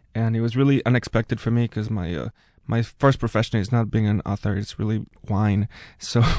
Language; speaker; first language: English; non-native, fluent; French